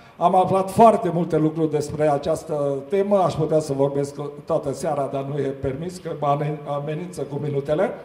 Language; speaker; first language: Romanian; non-native, local second language; Hungarian